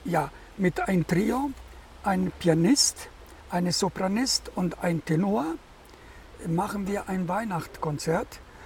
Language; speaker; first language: German; non-native, fluent; Italian